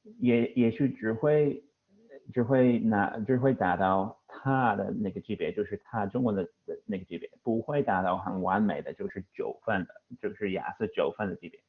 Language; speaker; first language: Chinese; non-native, fluent; English